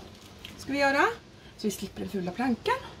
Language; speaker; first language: Swedish; native; Swedish